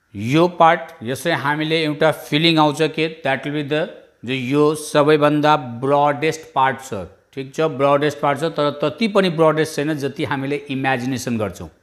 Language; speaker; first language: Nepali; non-native, local second language; Bhojpuri